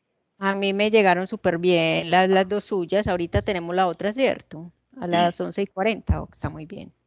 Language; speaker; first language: Spanish; native; Spanish